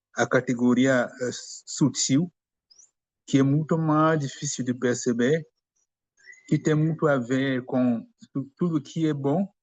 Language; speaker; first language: Portuguese; non-native, fluent; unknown